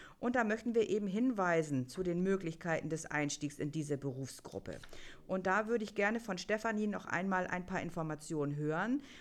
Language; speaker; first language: German; native; German